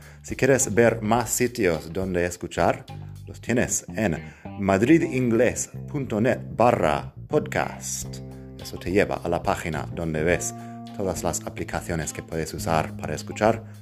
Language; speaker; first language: Spanish; non-native, fluent; English